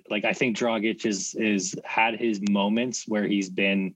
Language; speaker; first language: English; native; English